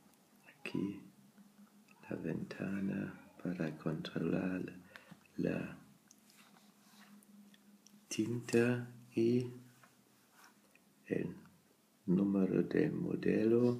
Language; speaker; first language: Spanish; non-native, fluent; German